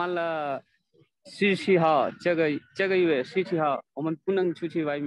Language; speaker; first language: Chinese; non-native, learner; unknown